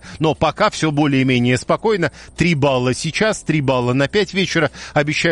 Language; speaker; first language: Russian; native; Russian